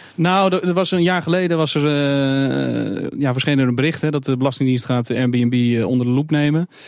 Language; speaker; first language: Dutch; native; Dutch